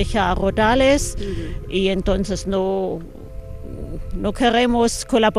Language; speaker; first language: Spanish; non-native, fluent; German